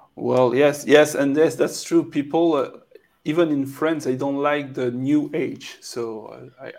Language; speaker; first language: English; non-native, fluent; French